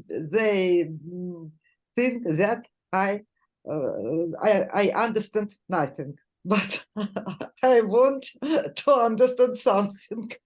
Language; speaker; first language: English; non-native, learner; Russian